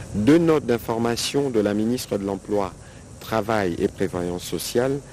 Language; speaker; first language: French; non-native, local second language; Lingala